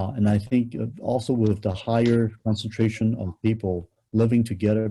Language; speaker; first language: English; non-native, local second language; Cantonese